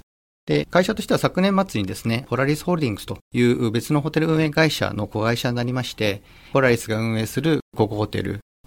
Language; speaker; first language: Japanese; native; Japanese